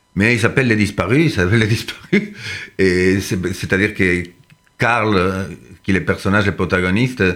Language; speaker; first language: French; non-native, fluent; Spanish